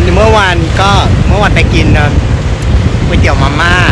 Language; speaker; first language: Thai; non-native, fluent; Vietnamese